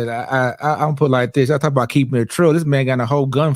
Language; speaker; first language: English; native; English